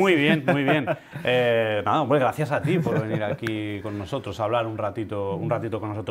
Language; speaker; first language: Spanish; native; Spanish